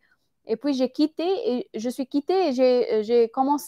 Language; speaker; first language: French; non-native, fluent; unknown